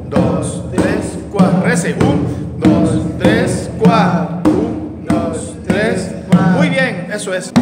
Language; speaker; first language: Spanish; native; Spanish